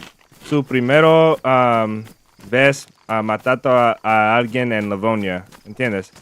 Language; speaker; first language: Spanish; non-native, learner; English